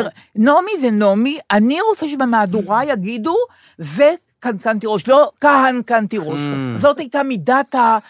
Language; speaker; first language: Hebrew; native; Hebrew